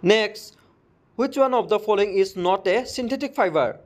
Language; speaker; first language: English; non-native, local second language; Assamese